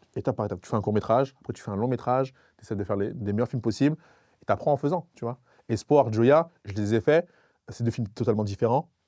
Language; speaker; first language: French; non-native, local second language; Sango